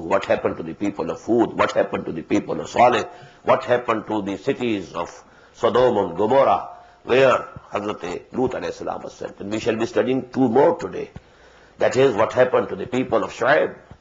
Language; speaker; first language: English; non-native, local second language; Urdu